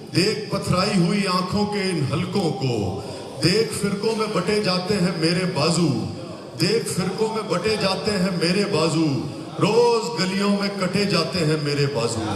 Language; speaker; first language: Urdu; non-native, local second language; Punjabi